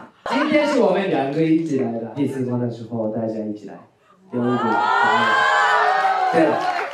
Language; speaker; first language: Chinese; non-native, fluent; Japanese